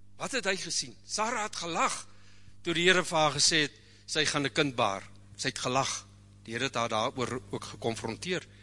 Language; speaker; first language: Afrikaans; native; Afrikaans